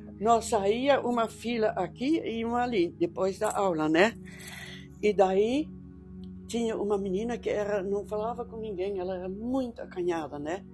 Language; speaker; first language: Portuguese; early bilingual, other home language; Dutch